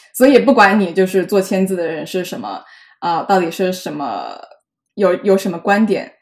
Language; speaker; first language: Chinese; native; Chinese